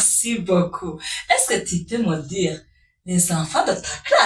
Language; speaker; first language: French; non-native, local second language; Kinyarwanda